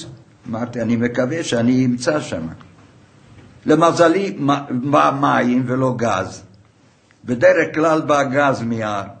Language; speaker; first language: Hebrew; non-native, fluent; Hungarian